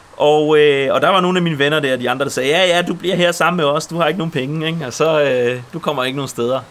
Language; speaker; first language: Danish; early bilingual, other home language; Polish